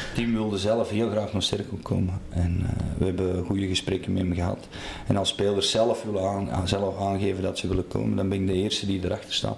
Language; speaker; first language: Dutch; native; Dutch